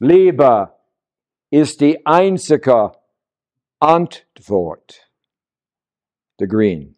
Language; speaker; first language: German; non-native, learner; English